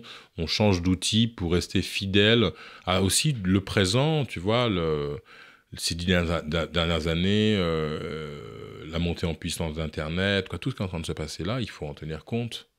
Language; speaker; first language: French; native; French